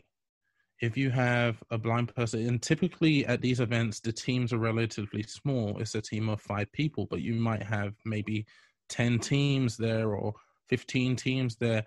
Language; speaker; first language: English; native; English